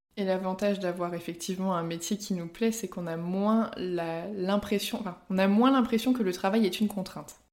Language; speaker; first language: French; native; French